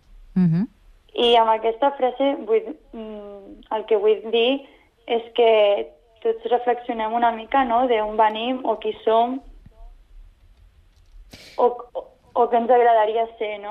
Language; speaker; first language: Catalan; non-native, local second language; Spanish